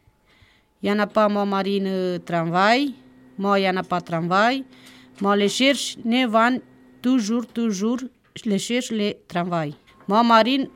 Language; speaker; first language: French; non-native, learner; Romanian